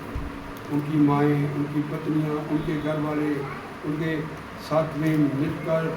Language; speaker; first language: Hindi; non-native, local second language; Punjabi